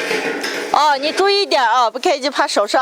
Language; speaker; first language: Chinese; native; Chinese